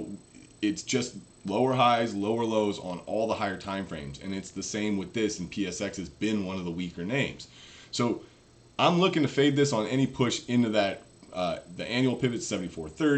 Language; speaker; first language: English; native; English